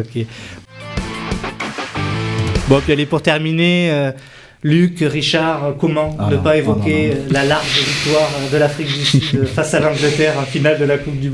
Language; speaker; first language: French; native; French